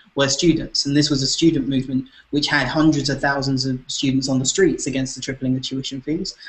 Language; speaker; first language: English; native; English